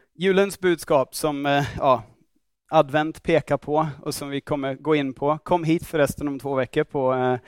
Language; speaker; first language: Swedish; non-native, fluent; English